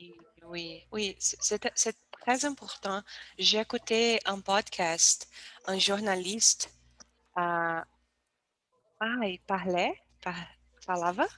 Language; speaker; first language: French; non-native, learner; Portuguese